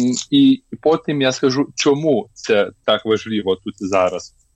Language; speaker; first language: Ukrainian; non-native, learner; Lithuanian